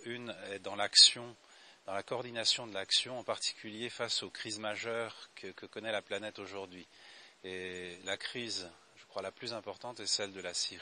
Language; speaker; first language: French; native; French